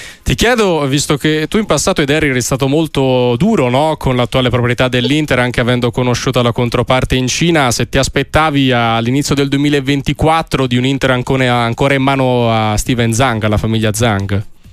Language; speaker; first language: Italian; native; Italian